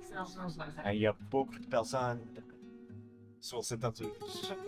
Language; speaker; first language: French; non-native, learner; English